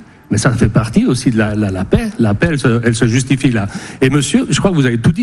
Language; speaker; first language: French; non-native, fluent; Spanish